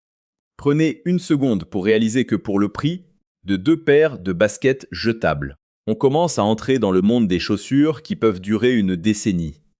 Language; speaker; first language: French; native; French